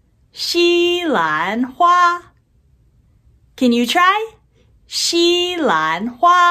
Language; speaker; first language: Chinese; non-native, fluent; English